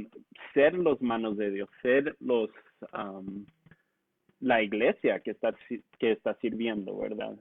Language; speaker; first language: Spanish; non-native, local second language; English